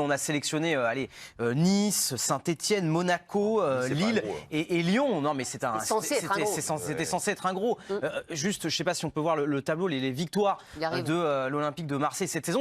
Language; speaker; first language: French; native; French